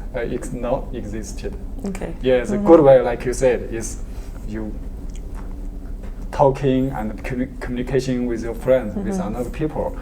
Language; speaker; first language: English; non-native, learner; Chinese